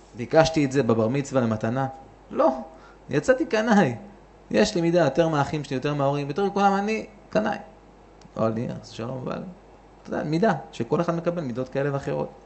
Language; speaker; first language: Hebrew; native; Hebrew